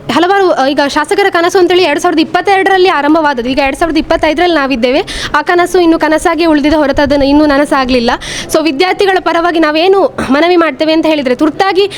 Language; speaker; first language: Kannada; native; Kannada